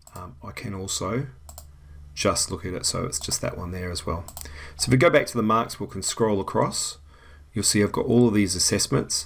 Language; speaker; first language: English; native; English